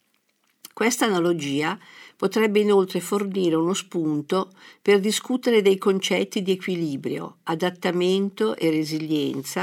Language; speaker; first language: Italian; native; Italian